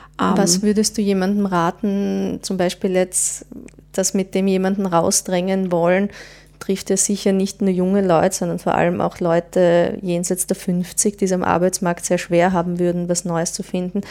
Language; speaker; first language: German; native; German